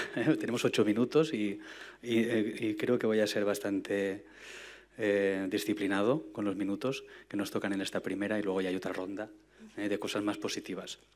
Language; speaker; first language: Spanish; native; Spanish